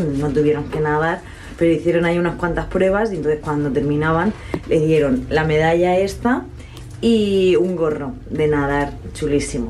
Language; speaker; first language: Spanish; native; Spanish